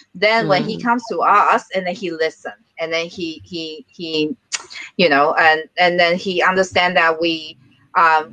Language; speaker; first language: English; non-native, fluent; Chinese